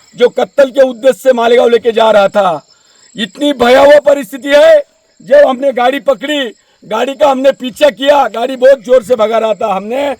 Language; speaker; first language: Hindi; non-native, local second language; Marathi